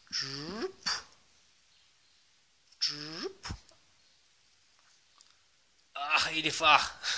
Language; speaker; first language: Russian; non-native, learner; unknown